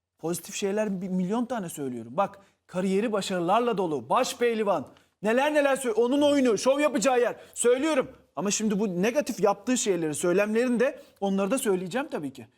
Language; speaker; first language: Turkish; native; Turkish